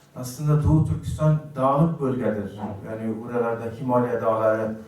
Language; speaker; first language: Turkish; non-native, fluent; Uzbek